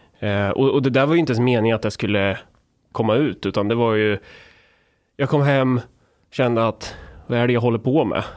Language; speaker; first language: Swedish; native; Swedish